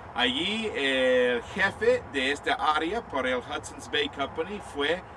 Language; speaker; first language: Spanish; non-native, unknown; English